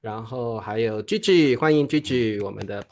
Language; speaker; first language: Chinese; native; Chinese